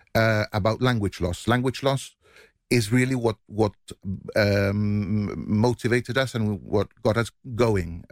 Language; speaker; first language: English; non-native, fluent; Spanish